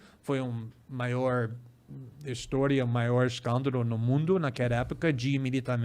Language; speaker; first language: Portuguese; non-native, fluent; English